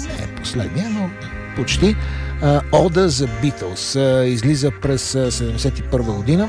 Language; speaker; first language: Bulgarian; native; Bulgarian